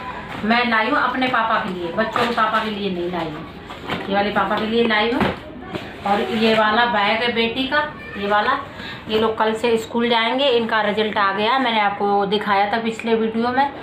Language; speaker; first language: Hindi; native; Hindi